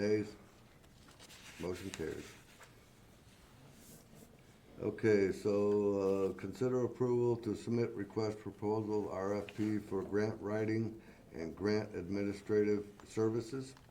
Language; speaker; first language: English; native; English